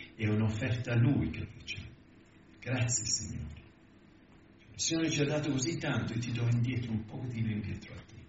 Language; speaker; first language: Italian; non-native, fluent; English